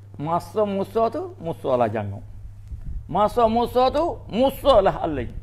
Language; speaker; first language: Malay; native; Malay